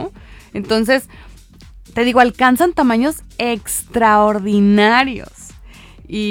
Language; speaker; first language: Spanish; native; Spanish